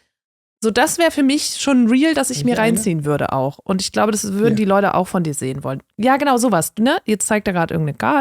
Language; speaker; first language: German; native; German